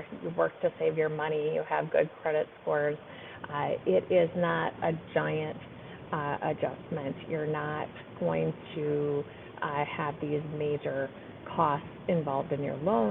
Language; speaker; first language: English; native; English